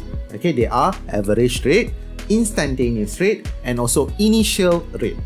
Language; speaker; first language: English; non-native, local second language; Malay